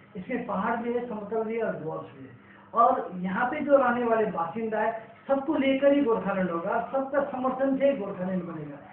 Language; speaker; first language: Hindi; non-native, local second language; Nepali